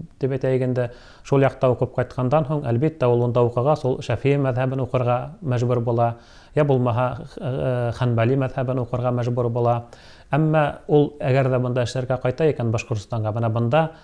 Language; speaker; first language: Tatar; non-native, local second language; Bashkir